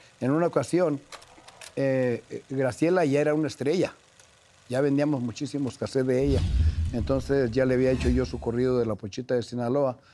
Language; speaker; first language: Spanish; native; Spanish